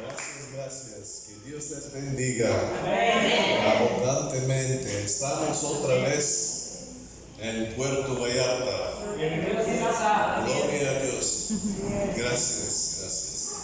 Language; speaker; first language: Spanish; non-native, fluent; Bulgarian